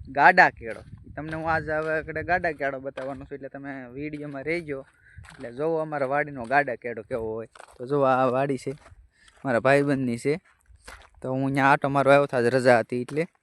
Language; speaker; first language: Gujarati; native; Gujarati